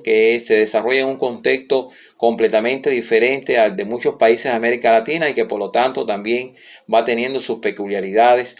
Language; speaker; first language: Spanish; native; Spanish